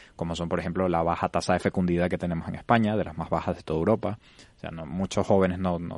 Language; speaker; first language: Spanish; native; Spanish